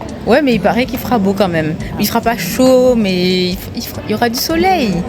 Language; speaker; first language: French; native; French